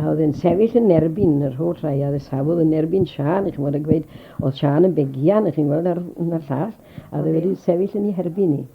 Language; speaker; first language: Welsh; native; Welsh